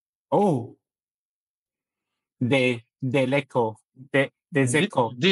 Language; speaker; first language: French; non-native, learner; Chinese